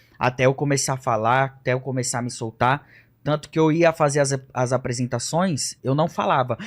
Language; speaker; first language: Portuguese; early bilingual, other home language; Japanese